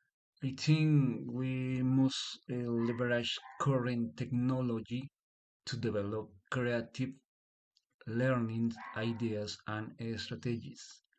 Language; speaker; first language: English; non-native, learner; Spanish